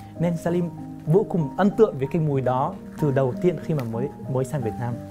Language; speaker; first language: Vietnamese; non-native, fluent; Arabic